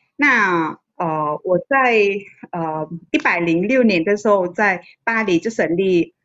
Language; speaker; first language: Chinese; non-native, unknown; Vietnamese